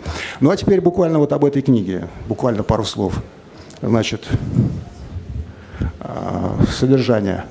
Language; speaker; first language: Russian; native; Russian